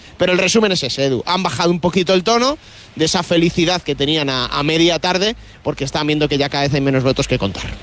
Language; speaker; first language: Spanish; native; Spanish